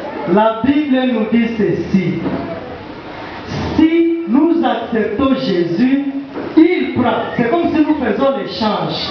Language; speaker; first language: French; non-native, local second language; Swahili